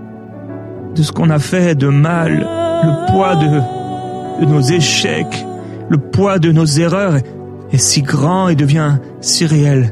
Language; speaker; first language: French; native; French